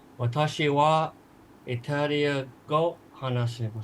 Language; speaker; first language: Japanese; non-native, learner; English